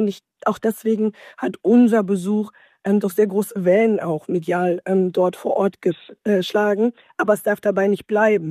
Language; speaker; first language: German; native; German